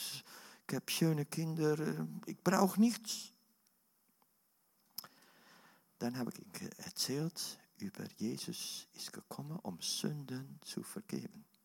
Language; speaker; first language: German; non-native, learner; Dutch